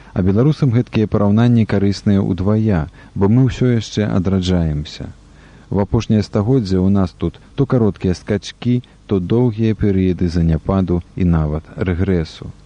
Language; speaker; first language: Belarusian; native; Belarusian